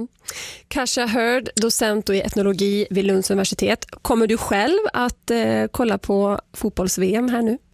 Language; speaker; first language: Swedish; native; Swedish